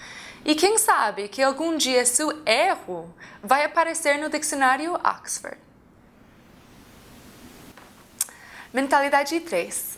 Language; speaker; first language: Portuguese; non-native, fluent; English